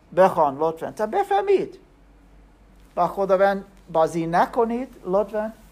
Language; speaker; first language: Persian; non-native, learner; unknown